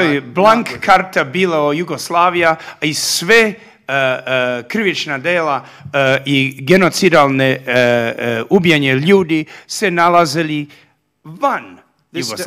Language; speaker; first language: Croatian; early bilingual, heritage; Serbian